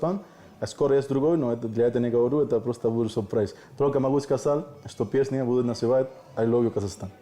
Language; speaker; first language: Russian; non-native, learner; Spanish